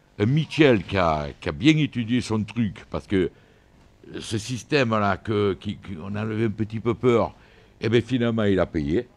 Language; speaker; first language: French; native; French